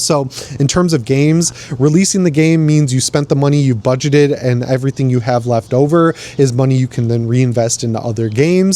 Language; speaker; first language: English; native; English